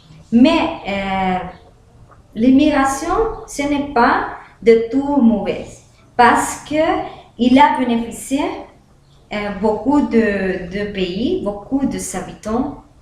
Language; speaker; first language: French; non-native, learner; Spanish